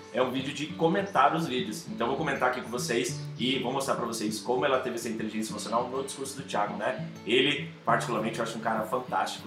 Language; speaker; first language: Portuguese; native; Portuguese